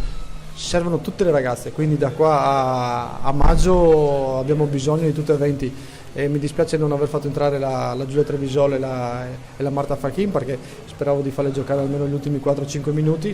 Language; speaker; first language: Italian; native; Italian